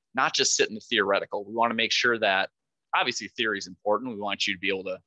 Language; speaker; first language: English; native; English